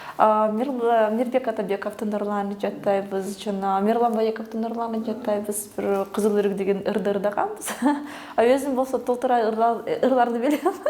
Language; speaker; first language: Kyrgyz; early bilingual, other home language; Russian